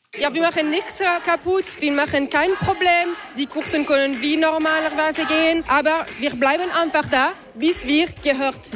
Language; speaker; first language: German; non-native, learner; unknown